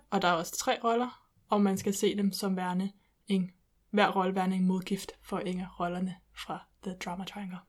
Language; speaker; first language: Danish; early bilingual, heritage; Danish